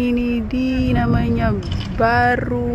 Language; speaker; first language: Indonesian; native; Indonesian